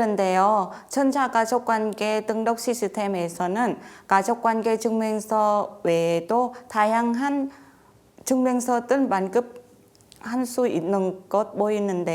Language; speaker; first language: Korean; non-native, fluent; Vietnamese